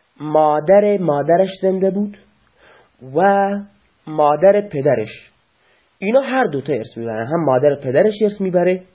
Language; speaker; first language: Persian; non-native, local second language; Baluchi